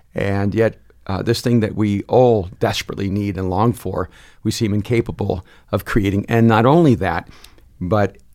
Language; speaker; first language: English; early bilingual, other home language; Spanish